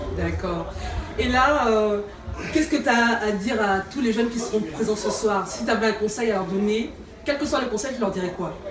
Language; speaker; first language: French; native; French